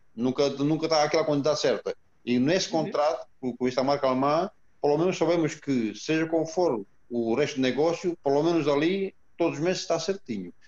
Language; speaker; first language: Portuguese; non-native, fluent; Romanian